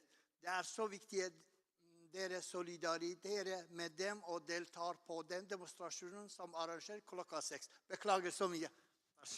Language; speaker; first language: Norwegian; non-native, learner; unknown